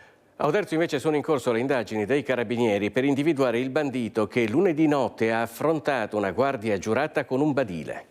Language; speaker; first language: Italian; native; Italian